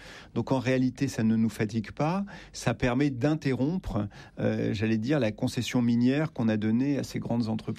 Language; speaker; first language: French; native; French